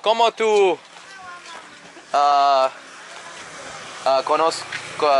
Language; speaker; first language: Spanish; non-native, learner; English